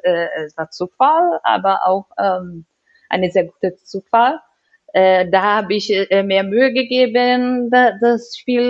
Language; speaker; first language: German; non-native, learner; Portuguese